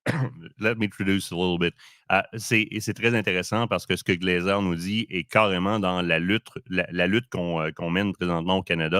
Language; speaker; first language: French; native; French